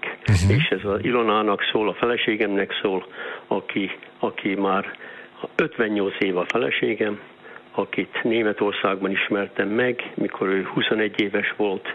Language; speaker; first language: Hungarian; early bilingual, heritage; Hungarian